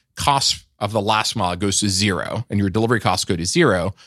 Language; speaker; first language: English; non-native, fluent; French